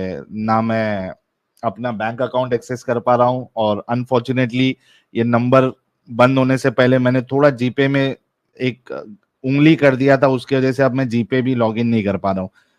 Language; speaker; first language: Hindi; native; Hindi